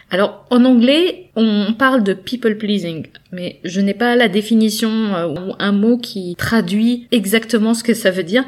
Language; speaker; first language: French; native; French